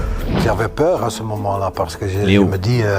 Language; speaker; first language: French; non-native, local second language; Dutch